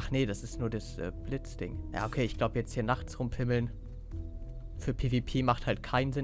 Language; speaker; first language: German; native; German